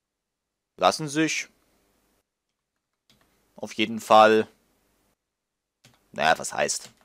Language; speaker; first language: German; native; German